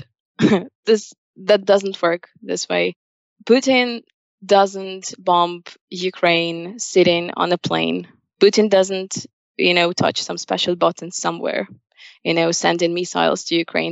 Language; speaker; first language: English; non-native, fluent; Russian